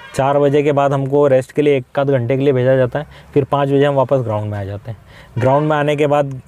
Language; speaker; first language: Hindi; native; Hindi